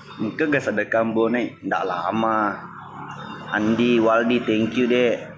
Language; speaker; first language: Indonesian; non-native, local second language; Buginese